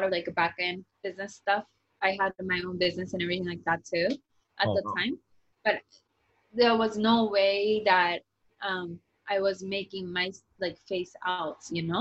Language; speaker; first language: English; non-native, fluent; Japanese